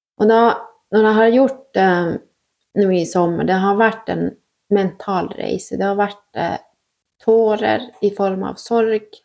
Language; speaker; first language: Norwegian; native; Norwegian